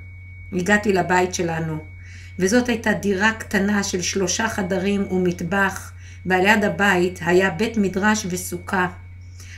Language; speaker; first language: Hebrew; non-native, fluent; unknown